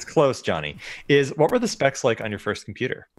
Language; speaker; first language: English; native; English